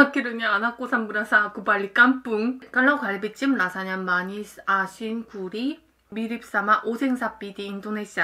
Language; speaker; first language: Indonesian; non-native, fluent; Korean